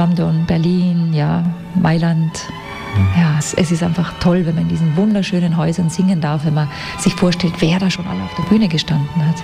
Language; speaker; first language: German; native; German